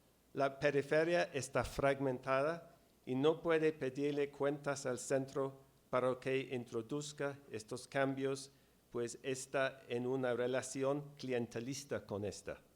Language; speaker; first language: Spanish; non-native, fluent; English